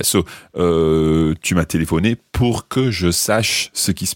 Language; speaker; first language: French; non-native, fluent; English